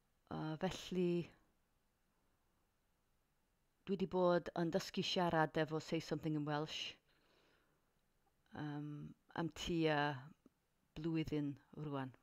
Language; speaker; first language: Welsh; non-native, learner; English